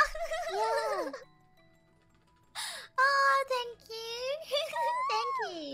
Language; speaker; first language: English; non-native, learner; Japanese